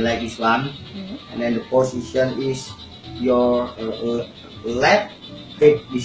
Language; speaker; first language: English; non-native, learner; Indonesian